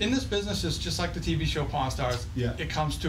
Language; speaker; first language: English; native; English